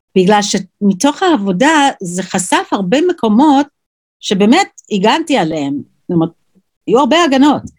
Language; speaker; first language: Hebrew; non-native, fluent; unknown